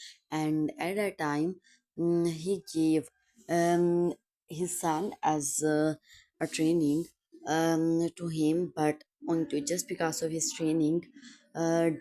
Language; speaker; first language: English; non-native, local second language; Urdu